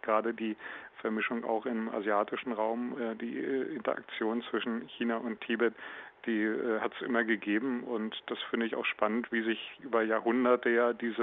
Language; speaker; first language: German; native; German